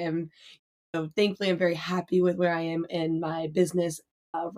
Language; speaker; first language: English; native; English